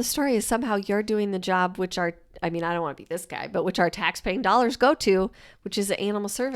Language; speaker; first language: English; native; English